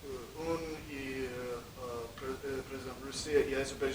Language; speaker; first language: Russian; non-native, learner; English